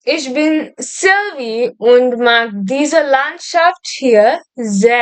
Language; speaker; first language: German; non-native, fluent; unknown